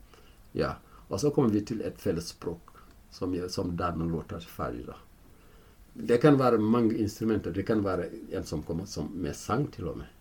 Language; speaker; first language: Norwegian; non-native, fluent; Fula